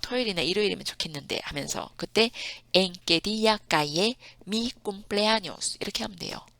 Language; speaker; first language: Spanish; non-native, fluent; Korean